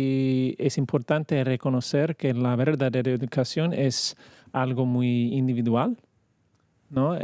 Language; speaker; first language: Spanish; non-native, fluent; English